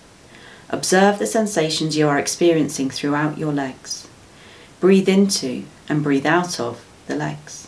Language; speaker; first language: English; native; English